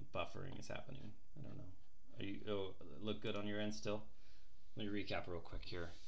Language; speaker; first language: English; native; English